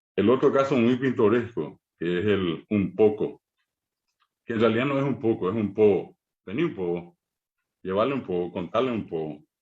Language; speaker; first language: Spanish; non-native, local second language; Guarani